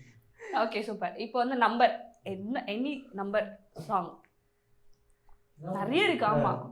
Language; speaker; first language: Tamil; native; Tamil